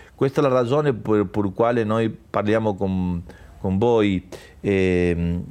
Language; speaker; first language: Italian; non-native, fluent; Spanish